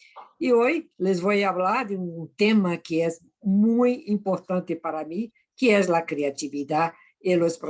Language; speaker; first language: Spanish; non-native, fluent; Portuguese